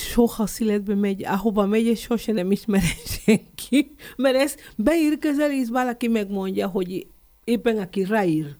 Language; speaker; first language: Hungarian; non-native, learner; Spanish